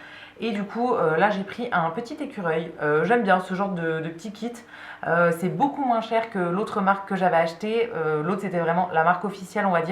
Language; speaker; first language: French; native; French